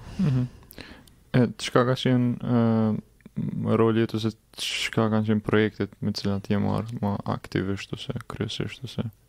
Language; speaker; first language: Albanian; native; Albanian